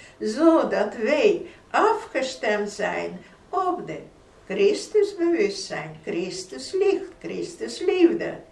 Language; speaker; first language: Dutch; non-native, fluent; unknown